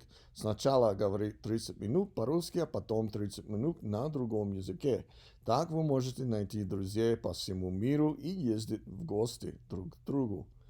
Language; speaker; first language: Russian; non-native, learner; English